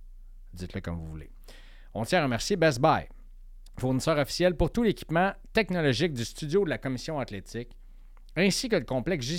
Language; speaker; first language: French; native; French